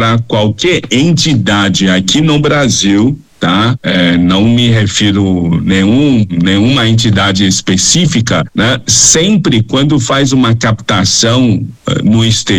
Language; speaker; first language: Portuguese; non-native, fluent; Chinese